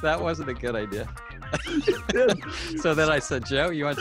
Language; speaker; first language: English; native; English